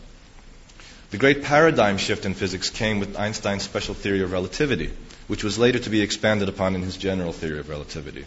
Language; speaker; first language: English; native; English